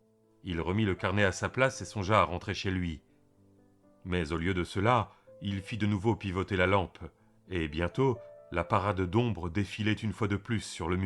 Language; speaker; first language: French; native; French